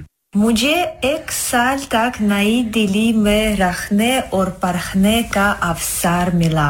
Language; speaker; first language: Hindi; non-native, fluent; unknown